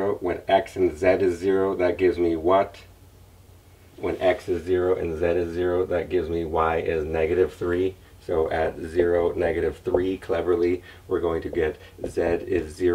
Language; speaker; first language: English; native; English